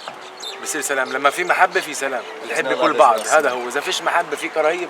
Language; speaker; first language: Arabic; native; Arabic